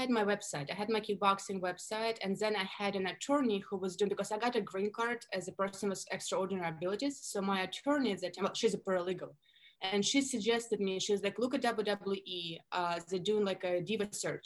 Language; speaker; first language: English; non-native, fluent; Russian